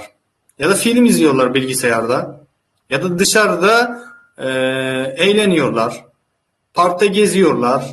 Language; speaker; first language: Turkish; non-native, fluent; Uzbek